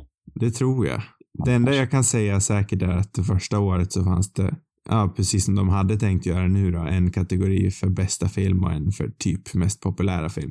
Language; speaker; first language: Swedish; native; Swedish